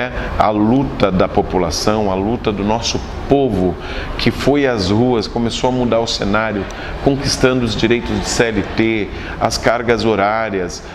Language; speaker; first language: Portuguese; native; Portuguese